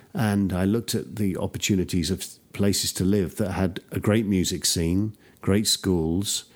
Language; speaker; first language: English; native; English